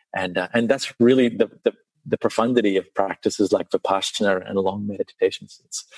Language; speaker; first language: English; early bilingual, other home language; Sinhala